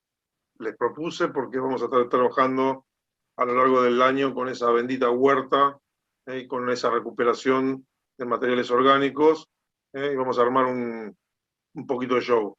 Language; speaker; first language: Spanish; native; Spanish